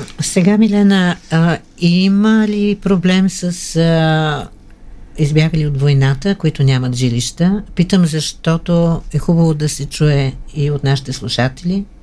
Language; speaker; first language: Bulgarian; native; Bulgarian